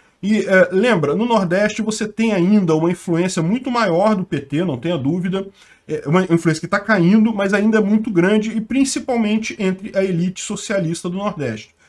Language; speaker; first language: Portuguese; native; Portuguese